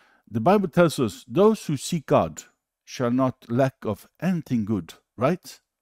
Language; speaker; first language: English; non-native, fluent; Norwegian